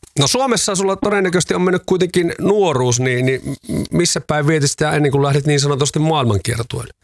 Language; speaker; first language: Finnish; native; Finnish